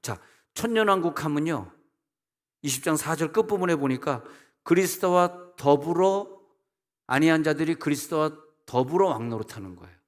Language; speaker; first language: Korean; native; Korean